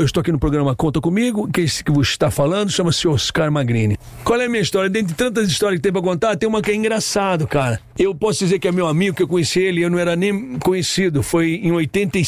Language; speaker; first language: Portuguese; native; Portuguese